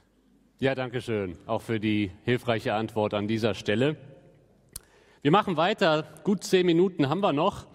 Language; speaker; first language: German; native; German